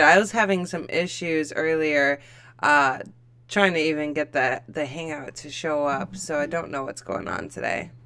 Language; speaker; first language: English; native; English